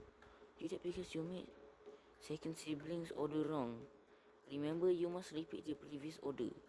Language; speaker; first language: English; non-native, local second language; Malay